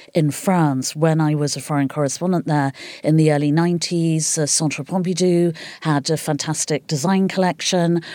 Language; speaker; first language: English; native; English